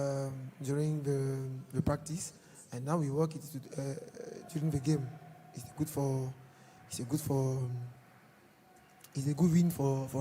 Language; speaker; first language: English; non-native, learner; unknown